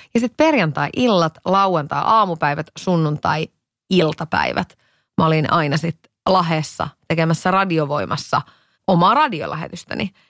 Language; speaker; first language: Finnish; native; Finnish